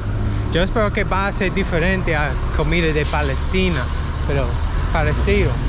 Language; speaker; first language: Spanish; non-native, learner; English